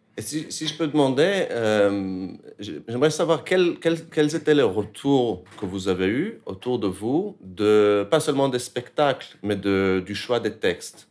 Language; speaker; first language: French; native; French